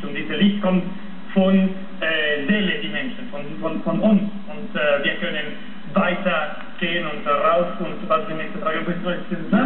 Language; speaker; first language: German; non-native, fluent; Spanish